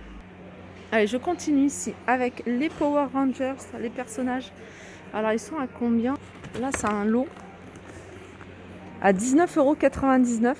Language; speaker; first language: French; native; French